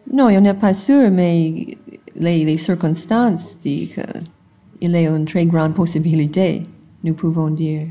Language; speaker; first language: French; non-native, learner; English